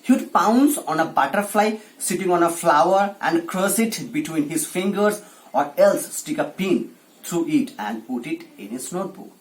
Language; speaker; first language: English; non-native, local second language; Bangla